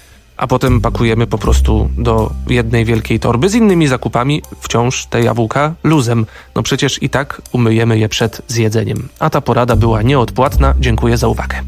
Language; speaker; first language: Polish; native; Polish